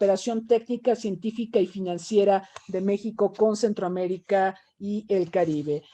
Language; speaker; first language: Spanish; native; Spanish